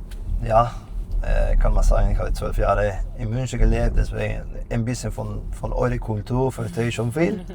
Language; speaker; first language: German; non-native, fluent; Spanish